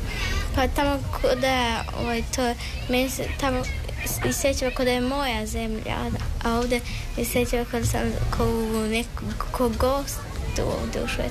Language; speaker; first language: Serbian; early bilingual, heritage; Croatian